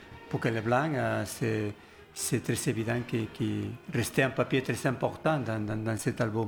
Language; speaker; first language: French; non-native, learner; Spanish